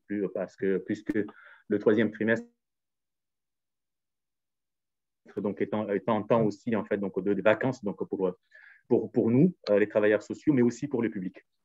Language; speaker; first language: French; native; French